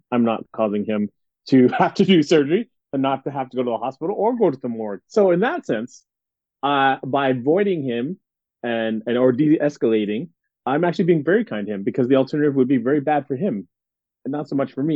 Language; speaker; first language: English; native; English